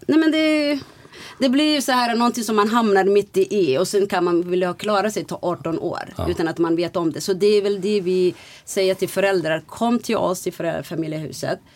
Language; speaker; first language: Swedish; non-native, fluent; Somali